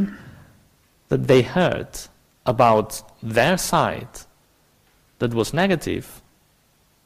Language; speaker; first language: English; non-native, fluent; Spanish